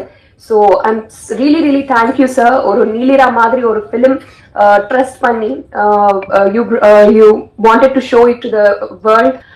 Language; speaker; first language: Tamil; non-native, fluent; Telugu